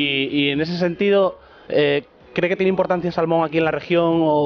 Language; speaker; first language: Spanish; native; Spanish